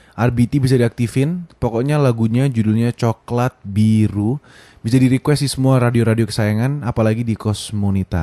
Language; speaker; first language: Indonesian; native; Indonesian